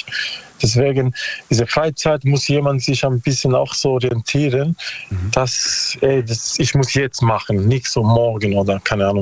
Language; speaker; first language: German; non-native, learner; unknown